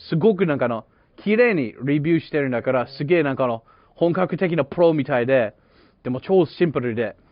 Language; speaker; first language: Japanese; non-native, fluent; English